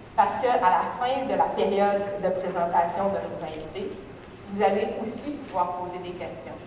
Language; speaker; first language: French; native; French